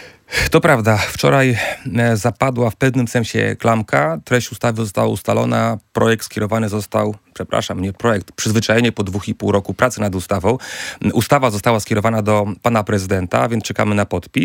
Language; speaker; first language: Polish; native; Polish